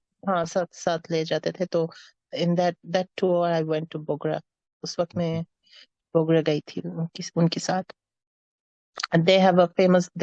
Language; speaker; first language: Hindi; non-native, fluent; Bangla